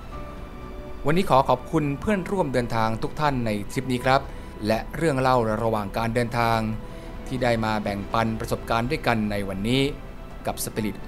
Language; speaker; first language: Thai; native; Thai